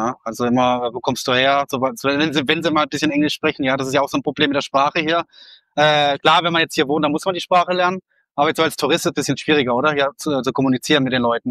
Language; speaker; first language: German; native; German